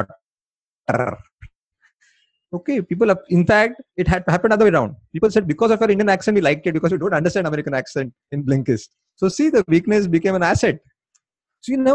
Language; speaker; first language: English; non-native, local second language; Marathi